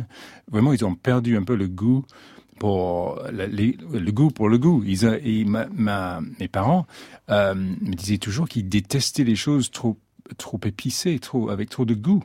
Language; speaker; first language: French; non-native, fluent; English